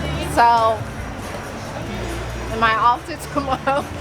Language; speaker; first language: English; native; English